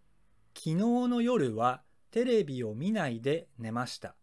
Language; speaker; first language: Japanese; non-native, fluent; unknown